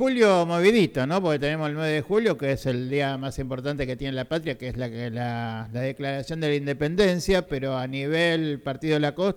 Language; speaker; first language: Spanish; native; Spanish